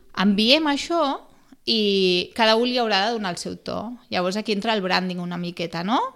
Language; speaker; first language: Catalan; non-native, local second language; Spanish